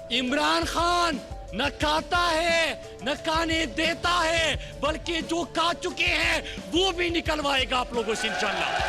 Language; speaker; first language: Urdu; non-native, local second language; Pashto